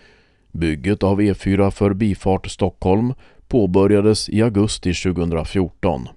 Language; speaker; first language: Swedish; native; Swedish